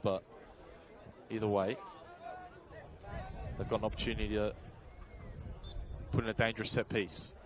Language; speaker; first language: English; native; English